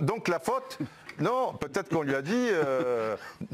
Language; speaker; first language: French; native; French